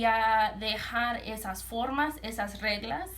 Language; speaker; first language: Spanish; early bilingual, heritage; Spanish